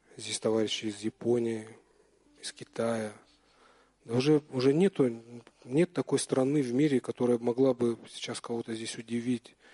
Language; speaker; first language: Russian; native; Russian